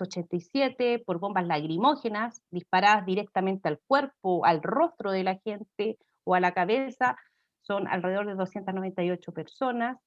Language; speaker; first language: Spanish; native; Spanish